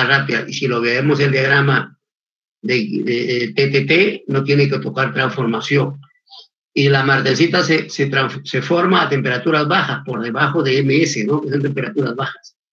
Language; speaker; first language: Spanish; native; Spanish